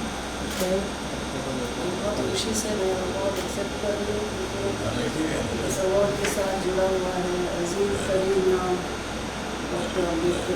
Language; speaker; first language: Hindi; native; Hindi